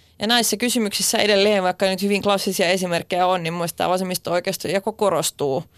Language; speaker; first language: Finnish; non-native, local second language; Swedish